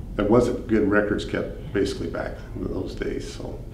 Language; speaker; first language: English; native; English